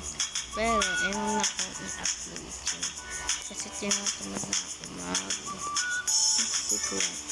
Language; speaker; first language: Filipino; native; Filipino